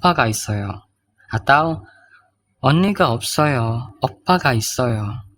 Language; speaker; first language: Korean; non-native, fluent; Indonesian